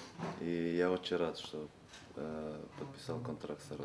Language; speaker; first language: Russian; non-native, learner; Serbian